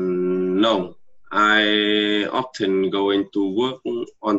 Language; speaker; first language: English; non-native, learner; Vietnamese